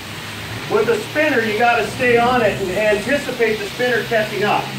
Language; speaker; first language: English; native; English